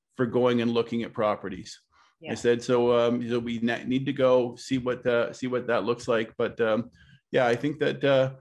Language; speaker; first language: English; native; English